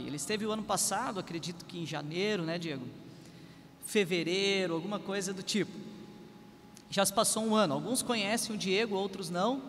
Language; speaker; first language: Portuguese; native; Portuguese